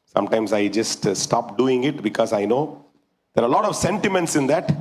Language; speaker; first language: English; non-native, local second language; Tamil